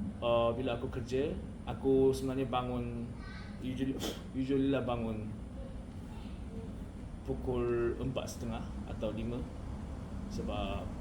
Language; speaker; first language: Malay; non-native, learner; Korean